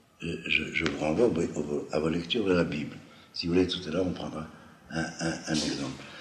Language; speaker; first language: French; non-native, local second language; Arabic